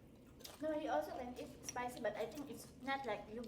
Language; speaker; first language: English; non-native, local second language; Filipino